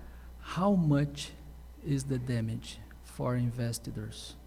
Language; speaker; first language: English; non-native, learner; Portuguese